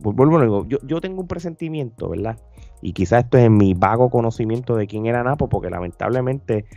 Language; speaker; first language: Spanish; native; Spanish